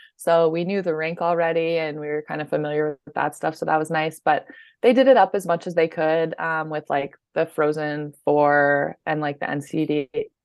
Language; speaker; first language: English; native; English